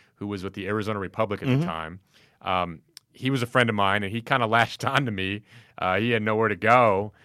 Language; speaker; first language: English; native; English